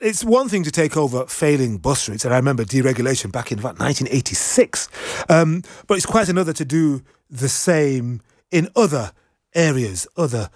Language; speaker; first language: English; native; English